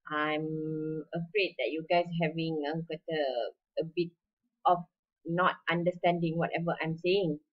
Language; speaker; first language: English; non-native, local second language; Malay